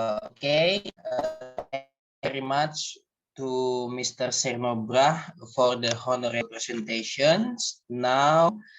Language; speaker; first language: English; non-native, learner; Indonesian